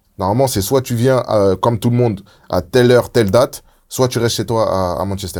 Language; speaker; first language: French; early bilingual, other home language; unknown